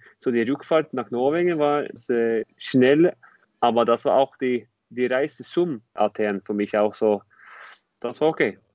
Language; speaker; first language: German; non-native, fluent; Norwegian